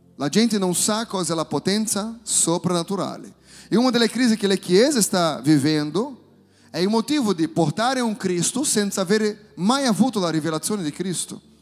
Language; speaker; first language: Italian; non-native, fluent; Portuguese